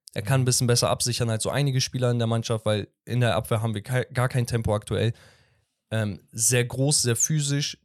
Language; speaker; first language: German; early bilingual, other home language; Turkish